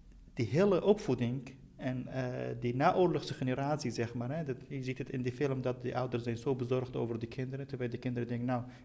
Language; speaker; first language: Dutch; non-native, fluent; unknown